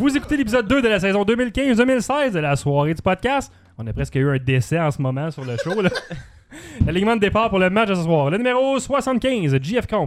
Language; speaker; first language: French; native; French